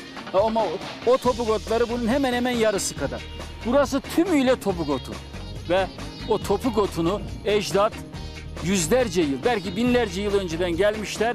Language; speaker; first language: Turkish; native; Turkish